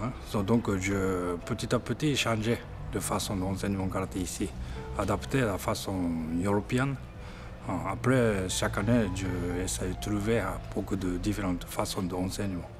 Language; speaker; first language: French; non-native, learner; Japanese